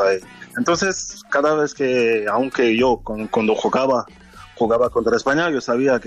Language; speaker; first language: Spanish; non-native, fluent; French